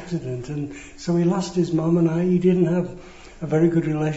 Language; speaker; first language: English; native; English